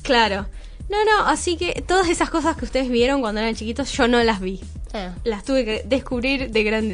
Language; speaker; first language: Spanish; native; Spanish